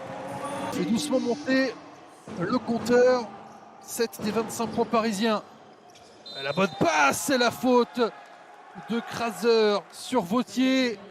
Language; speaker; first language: French; native; French